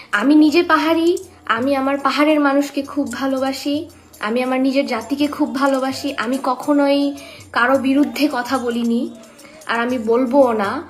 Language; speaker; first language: Bangla; non-native, local second language; Kok Borok